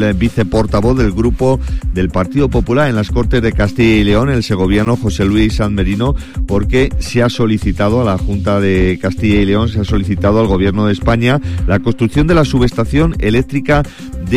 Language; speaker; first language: Spanish; native; Spanish